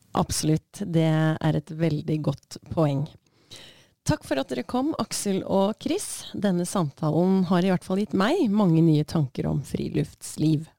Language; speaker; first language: Norwegian; native; Norwegian